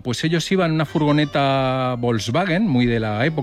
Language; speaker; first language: Spanish; native; Spanish